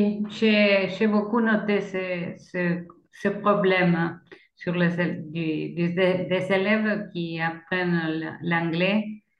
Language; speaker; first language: French; non-native, learner; Spanish